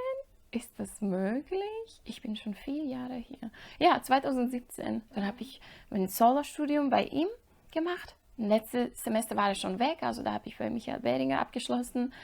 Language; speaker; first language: German; non-native, fluent; Slovak